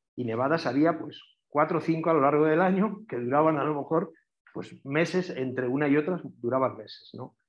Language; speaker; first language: Spanish; native; Spanish